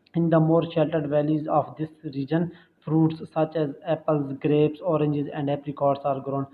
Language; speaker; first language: English; non-native, local second language; Urdu